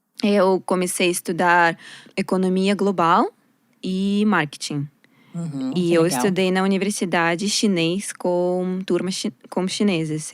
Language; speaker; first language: Portuguese; non-native, learner; Russian